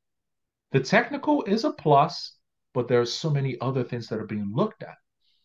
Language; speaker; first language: English; non-native, local second language; Yoruba